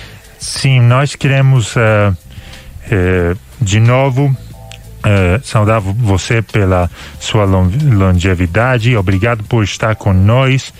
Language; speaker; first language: Portuguese; non-native, learner; Spanish